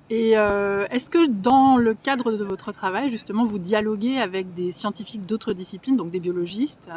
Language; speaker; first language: French; native; French